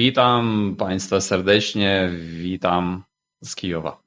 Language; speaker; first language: Polish; non-native, fluent; Ukrainian